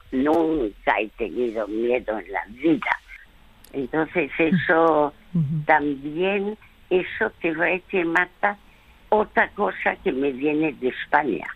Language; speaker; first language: Spanish; early bilingual, other home language; French